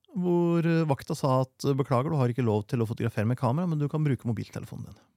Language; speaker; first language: Norwegian; native; Norwegian